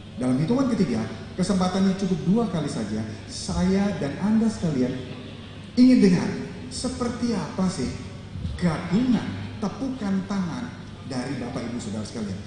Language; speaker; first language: Indonesian; native; Indonesian